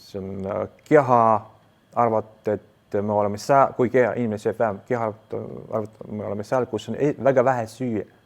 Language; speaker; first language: Estonian; non-native, local second language; Russian